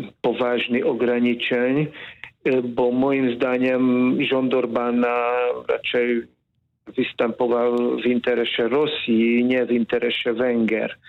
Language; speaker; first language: Polish; non-native, fluent; Hungarian